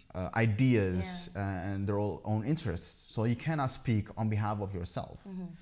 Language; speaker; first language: English; early bilingual, heritage; Dutch